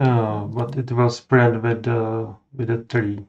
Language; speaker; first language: English; non-native, fluent; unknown